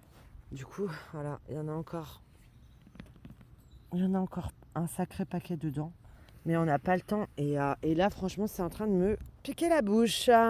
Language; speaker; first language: French; native; French